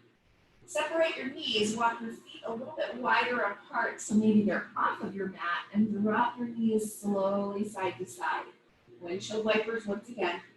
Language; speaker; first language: English; native; English